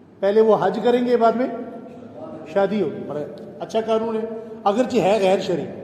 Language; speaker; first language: Urdu; non-native, local second language; Punjabi